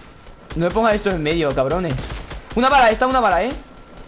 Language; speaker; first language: Spanish; native; Spanish